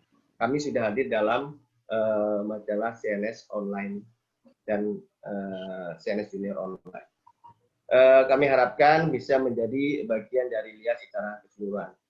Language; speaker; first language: Indonesian; native; Indonesian